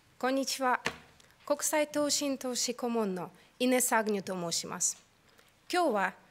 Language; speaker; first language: Japanese; non-native, fluent; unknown